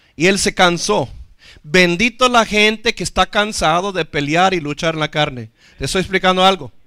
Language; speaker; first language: Spanish; non-native, fluent; English